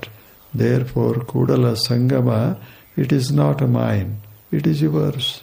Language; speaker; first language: English; non-native, local second language; Kannada